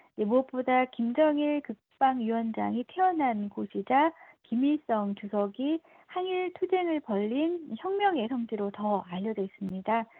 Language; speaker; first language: Korean; native; Korean